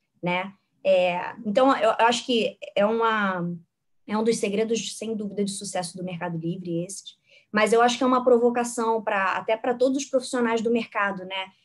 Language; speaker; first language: Portuguese; native; Portuguese